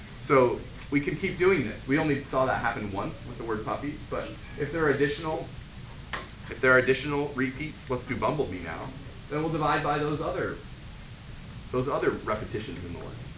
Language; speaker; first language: English; native; English